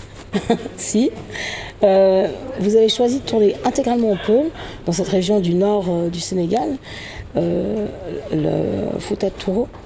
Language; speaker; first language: French; native; French